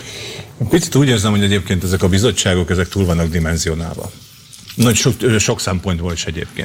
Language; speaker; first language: Hungarian; native; Hungarian